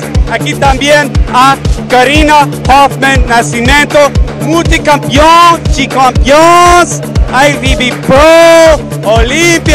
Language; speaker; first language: Portuguese; non-native, learner; Spanish